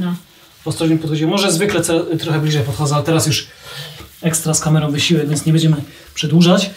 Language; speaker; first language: Polish; native; Polish